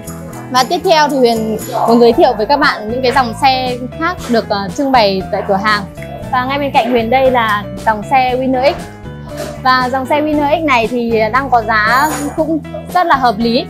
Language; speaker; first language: Vietnamese; native; Vietnamese